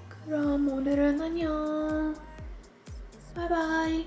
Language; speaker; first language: Korean; non-native, fluent; Persian